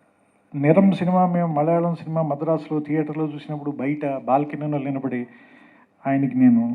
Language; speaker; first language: Telugu; native; Telugu